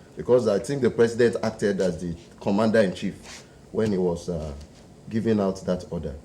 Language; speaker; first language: English; non-native, local second language; Yoruba